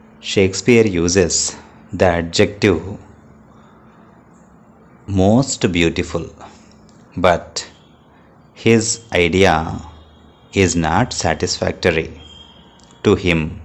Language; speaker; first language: English; non-native, local second language; Telugu